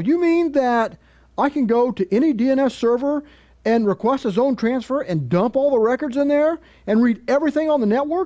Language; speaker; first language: English; native; English